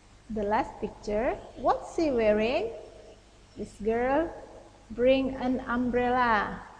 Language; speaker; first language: English; non-native, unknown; Indonesian